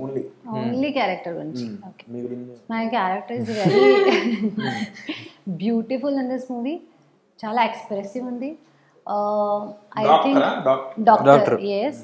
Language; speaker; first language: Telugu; non-native, learner; Hindi